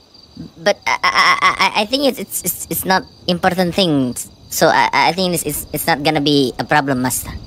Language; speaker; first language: English; non-native, learner; Indonesian